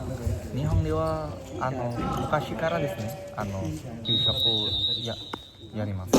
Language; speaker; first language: Japanese; non-native, learner; Indonesian